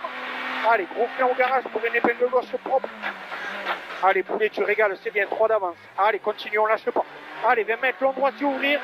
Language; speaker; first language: French; native; French